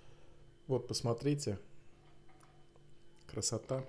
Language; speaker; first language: Russian; non-native, fluent; Azerbaijani